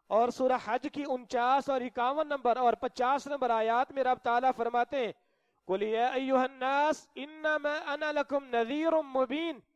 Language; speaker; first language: Urdu; non-native, local second language; Punjabi